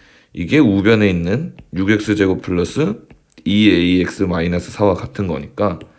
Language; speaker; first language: Korean; native; Korean